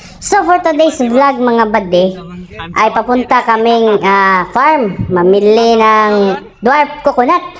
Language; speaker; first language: Filipino; non-native, local second language; Cebuano